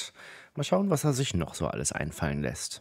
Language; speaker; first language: German; native; German